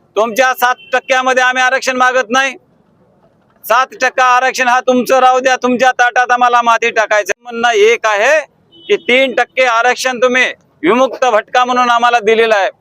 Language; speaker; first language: Marathi; non-native, local second language; Lambadi